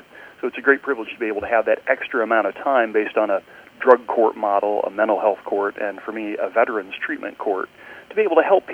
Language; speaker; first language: English; native; English